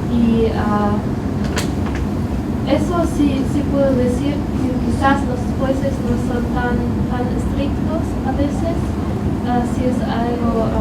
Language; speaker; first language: Spanish; non-native, fluent; German